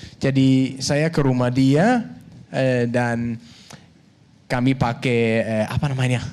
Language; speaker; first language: Indonesian; non-native, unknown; Danish